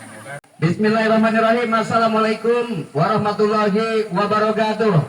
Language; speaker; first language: Indonesian; native; Indonesian